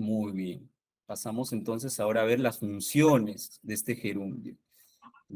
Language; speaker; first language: Spanish; native; Spanish